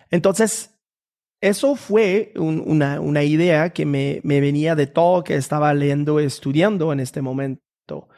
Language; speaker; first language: Spanish; non-native, fluent; French